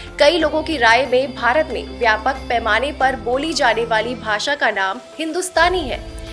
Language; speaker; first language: Hindi; native; Hindi